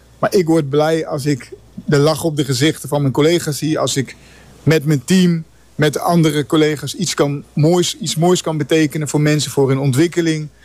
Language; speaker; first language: Dutch; native; Dutch